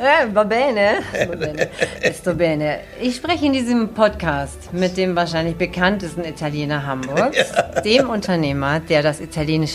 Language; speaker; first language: German; native; German